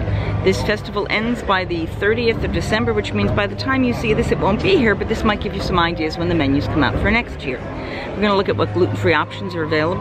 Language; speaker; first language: English; native; English